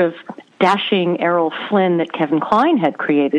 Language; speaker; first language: English; native; English